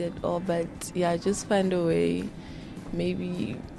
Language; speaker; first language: English; non-native, local second language; Southern Sotho